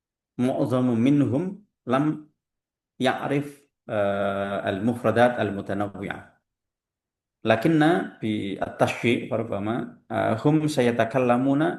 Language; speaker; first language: Arabic; non-native, fluent; Indonesian